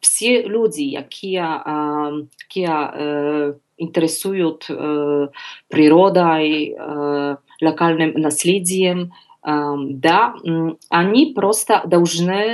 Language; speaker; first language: Russian; non-native, learner; Polish